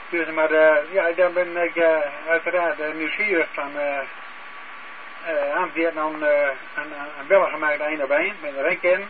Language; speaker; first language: Dutch; native; Dutch